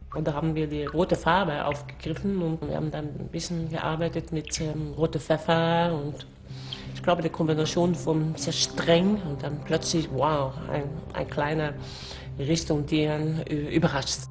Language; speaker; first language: German; non-native, fluent; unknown